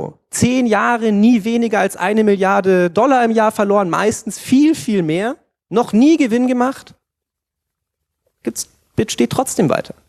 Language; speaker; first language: German; native; German